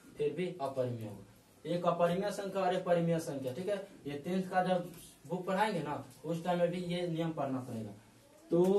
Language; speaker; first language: Hindi; native; Hindi